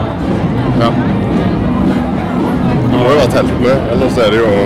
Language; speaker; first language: Norwegian; native; Norwegian